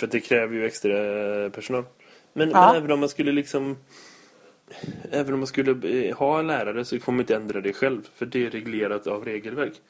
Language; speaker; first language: Swedish; native; Swedish